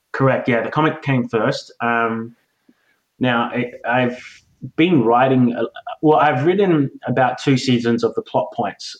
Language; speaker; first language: English; native; English